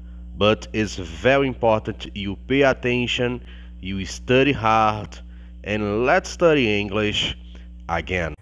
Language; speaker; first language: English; non-native, learner; Portuguese